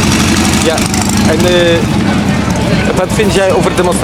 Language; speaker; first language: Dutch; non-native, learner; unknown